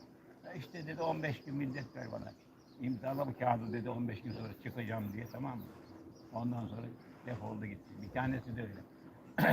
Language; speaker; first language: Turkish; native; Turkish